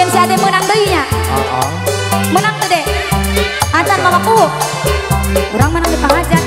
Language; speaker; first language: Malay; non-native, local second language; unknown